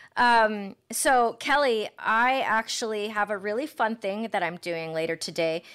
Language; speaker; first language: English; native; English